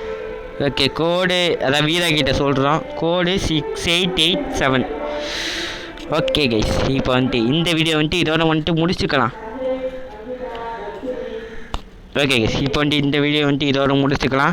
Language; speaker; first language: Tamil; native; Tamil